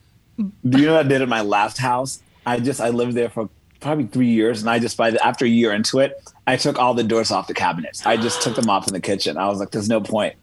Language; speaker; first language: English; early bilingual, other home language; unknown